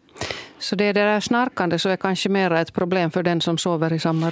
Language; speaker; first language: Swedish; native; Swedish